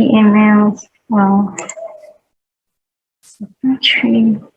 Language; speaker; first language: English; non-native, learner; Vietnamese